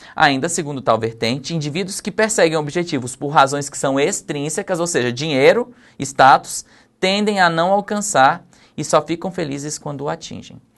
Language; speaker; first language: Portuguese; native; Portuguese